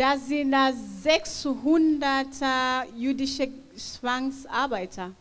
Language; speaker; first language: German; non-native, fluent; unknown